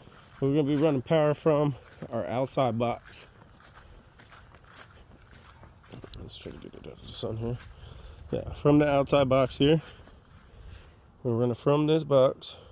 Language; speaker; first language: English; native; English